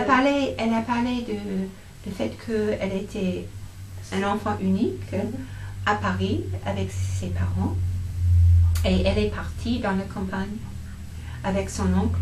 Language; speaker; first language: French; non-native, fluent; English